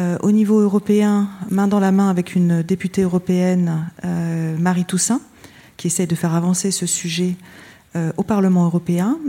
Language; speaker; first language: French; native; French